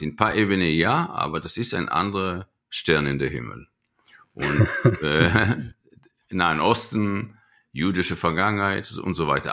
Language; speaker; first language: German; non-native, fluent; Hebrew